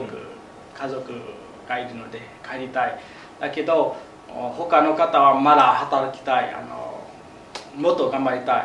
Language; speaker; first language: Japanese; non-native, learner; Vietnamese